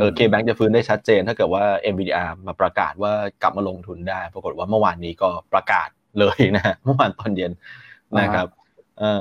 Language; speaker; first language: Thai; non-native, local second language; Chinese